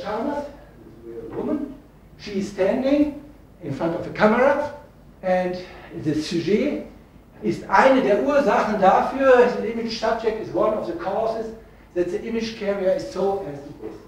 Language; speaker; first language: English; non-native, fluent; German